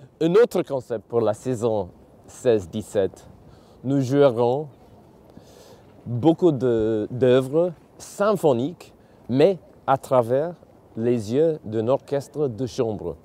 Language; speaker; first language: French; non-native, fluent; English